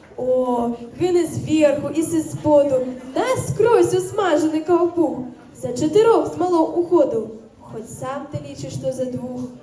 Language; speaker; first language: Belarusian; non-native, local second language; Russian